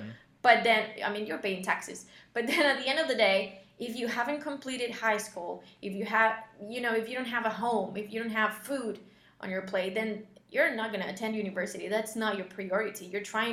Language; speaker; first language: English; non-native, fluent; Spanish